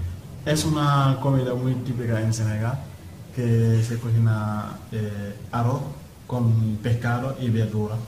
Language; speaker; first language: Spanish; non-native, learner; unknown